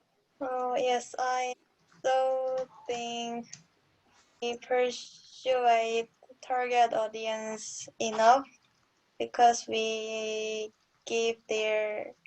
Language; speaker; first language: English; non-native, learner; Korean